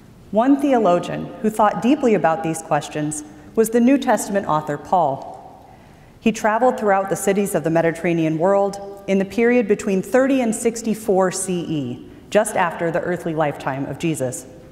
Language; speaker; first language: English; native; English